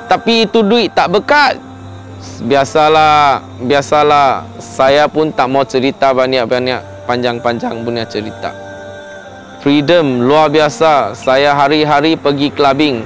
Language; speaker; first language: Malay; non-native, local second language; Min Nan Chinese